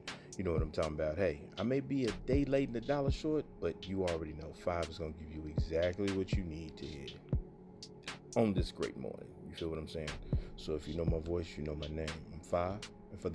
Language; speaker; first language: English; native; English